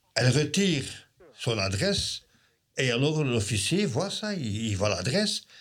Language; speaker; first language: French; native; French